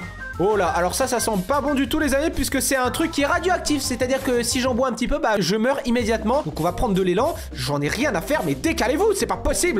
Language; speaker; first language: French; native; French